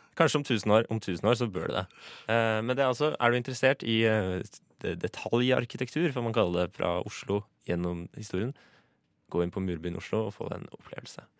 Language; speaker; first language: Norwegian; native; Norwegian